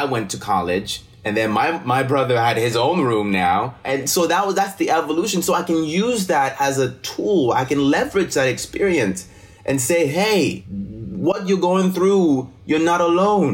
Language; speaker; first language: English; non-native, local second language; French